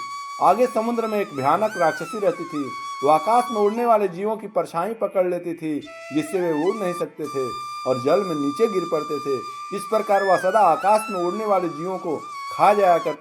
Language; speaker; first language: Hindi; native; Hindi